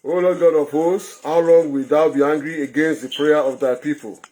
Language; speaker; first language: English; non-native, local second language; Yoruba